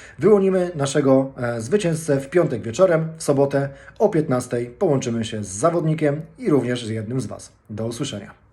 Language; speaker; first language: Polish; native; Polish